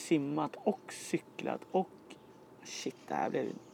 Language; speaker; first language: Swedish; native; Swedish